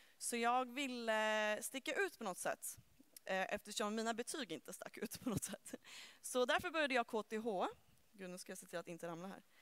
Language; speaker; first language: Swedish; early bilingual, other home language; Turkish